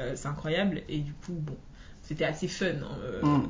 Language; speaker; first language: French; native; French